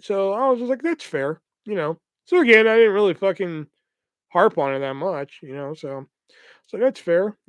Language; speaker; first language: English; native; English